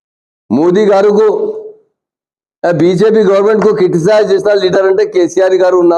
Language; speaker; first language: Telugu; non-native, local second language; Urdu